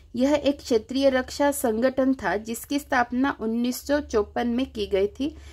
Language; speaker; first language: Hindi; non-native, local second language; Marathi